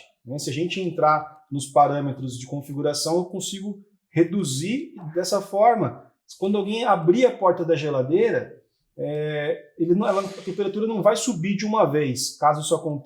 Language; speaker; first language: Portuguese; native; Portuguese